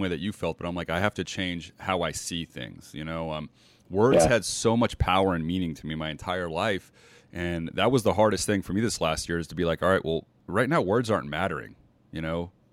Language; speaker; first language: English; native; English